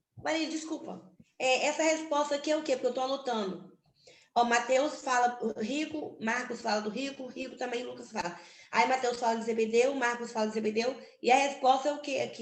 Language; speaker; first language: Portuguese; native; Portuguese